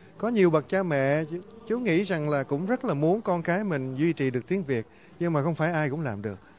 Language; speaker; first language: Vietnamese; native; Vietnamese